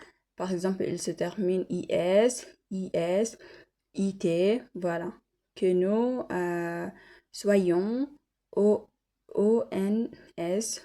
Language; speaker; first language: French; non-native, learner; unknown